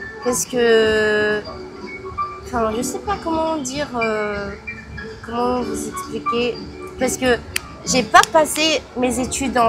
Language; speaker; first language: French; early bilingual, other home language; Cantonese